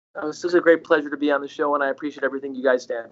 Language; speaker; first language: English; native; English